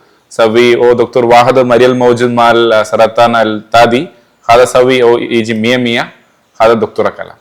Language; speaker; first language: Arabic; non-native, learner; Malayalam